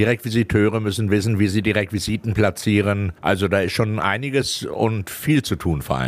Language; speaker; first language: German; native; German